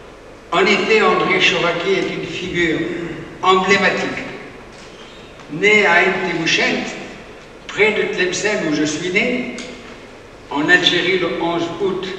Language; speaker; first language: French; native; French